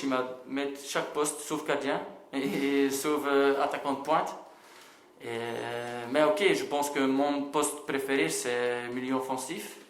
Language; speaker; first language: French; non-native, local second language; Dutch